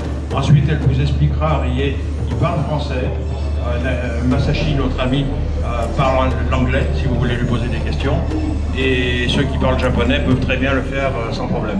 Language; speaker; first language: French; native; French